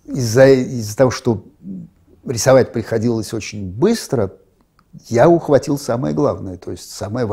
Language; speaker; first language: Russian; native; Russian